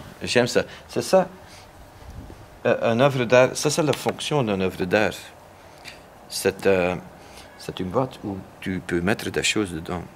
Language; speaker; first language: French; non-native, local second language; Dutch